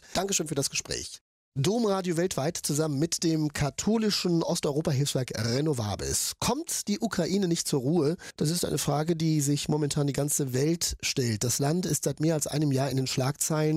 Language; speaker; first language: German; native; German